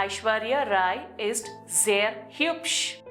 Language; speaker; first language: German; non-native, fluent; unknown